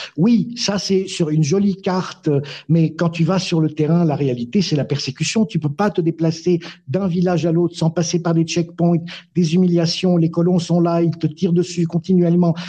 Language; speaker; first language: French; non-native, local second language; Arabic